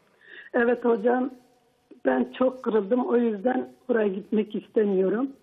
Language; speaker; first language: Turkish; non-native, local second language; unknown